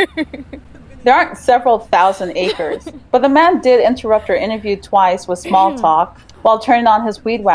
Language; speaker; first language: English; non-native, local second language; Jamaican Creole English